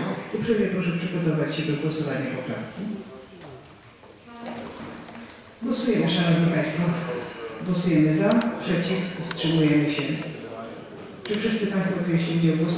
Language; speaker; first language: Polish; native; Polish